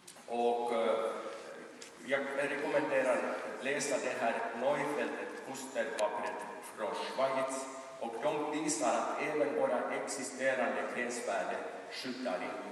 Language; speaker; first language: Swedish; non-native, local second language; Finnish